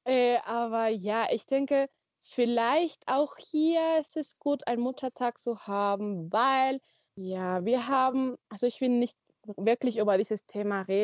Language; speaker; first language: German; non-native, learner; Spanish